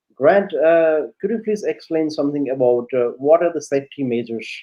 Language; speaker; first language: English; non-native, local second language; Nepali